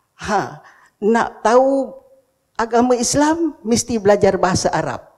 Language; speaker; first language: Malay; native; Malay